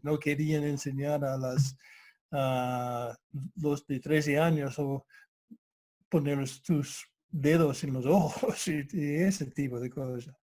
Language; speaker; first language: Spanish; non-native, fluent; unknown